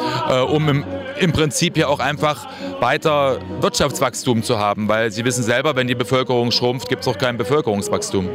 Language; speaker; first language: German; native; German